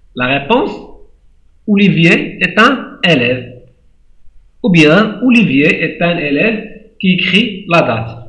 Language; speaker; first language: French; non-native, local second language; Arabic